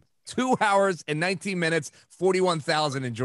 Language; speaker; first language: English; native; English